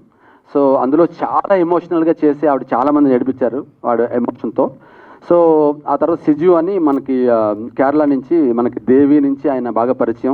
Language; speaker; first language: Telugu; native; Telugu